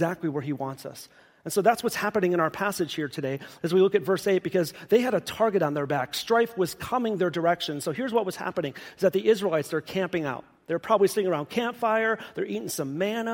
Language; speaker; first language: English; native; English